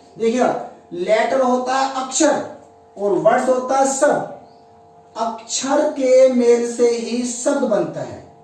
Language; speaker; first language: Hindi; native; Hindi